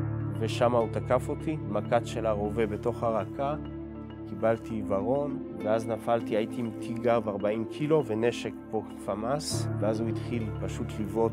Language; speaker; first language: Hebrew; early bilingual, other home language; French